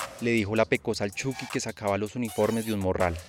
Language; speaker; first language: Spanish; native; Spanish